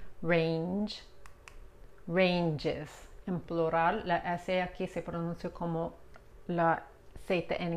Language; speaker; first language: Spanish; non-native, fluent; English